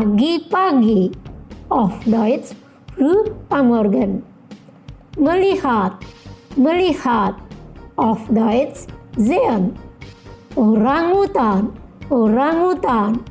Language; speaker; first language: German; non-native, fluent; Indonesian